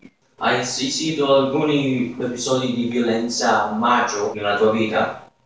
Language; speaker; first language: Italian; early bilingual, heritage; English